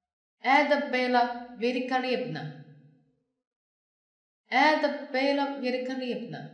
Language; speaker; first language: Russian; non-native, fluent; Chinese